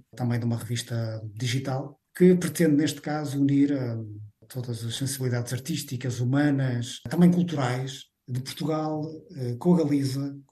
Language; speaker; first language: Portuguese; native; Portuguese